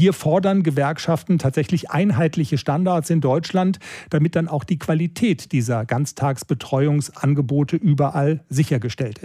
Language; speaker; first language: German; native; German